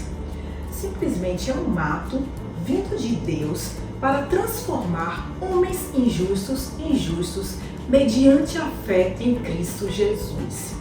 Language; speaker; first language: Portuguese; native; Portuguese